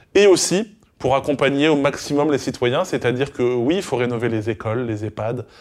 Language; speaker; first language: French; native; French